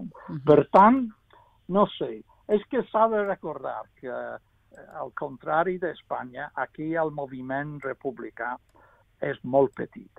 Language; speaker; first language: Catalan; non-native, fluent; English